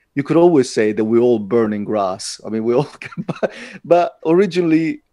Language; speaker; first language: English; non-native, fluent; Italian